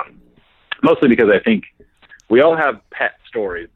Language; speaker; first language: English; native; English